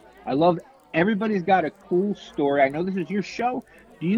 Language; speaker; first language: English; native; English